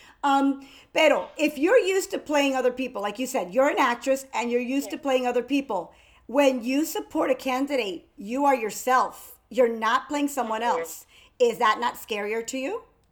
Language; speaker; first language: English; early bilingual, other home language; Spanish